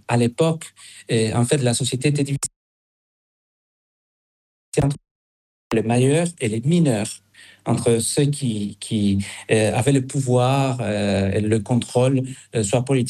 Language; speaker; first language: French; non-native, fluent; Spanish